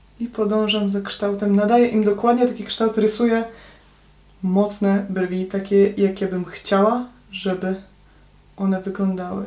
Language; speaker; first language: Polish; native; Polish